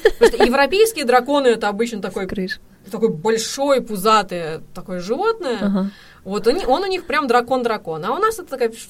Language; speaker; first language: Russian; native; Russian